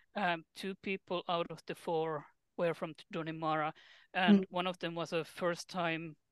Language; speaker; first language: English; non-native, fluent; Finnish